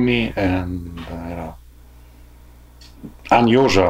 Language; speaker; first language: English; non-native, fluent; Ukrainian